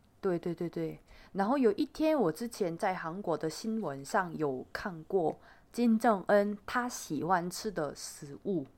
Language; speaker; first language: Chinese; non-native, fluent; Korean